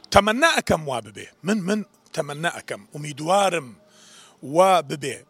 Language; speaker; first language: Central Kurdish; non-native, local second language; Turkish